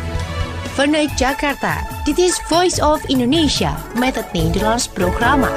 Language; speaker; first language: Dutch; non-native, fluent; Indonesian